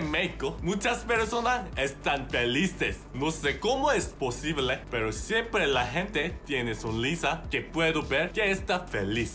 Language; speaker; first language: Spanish; non-native, learner; Korean